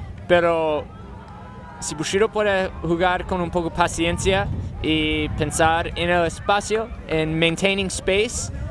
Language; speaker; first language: Spanish; non-native, learner; English